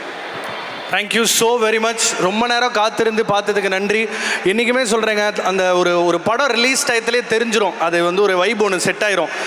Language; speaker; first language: Tamil; native; Tamil